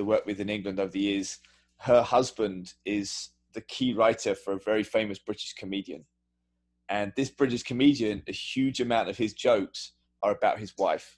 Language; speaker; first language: English; native; English